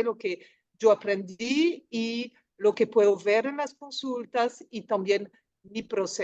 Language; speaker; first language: Spanish; non-native, fluent; French